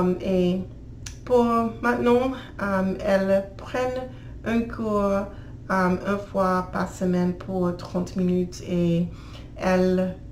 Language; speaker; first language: French; non-native, learner; English